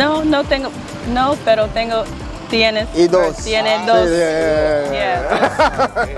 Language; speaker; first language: Spanish; non-native, learner; English